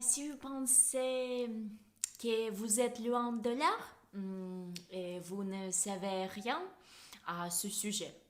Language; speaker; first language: French; non-native, fluent; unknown